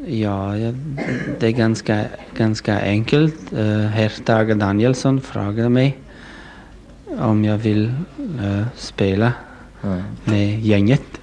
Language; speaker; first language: Swedish; non-native, learner; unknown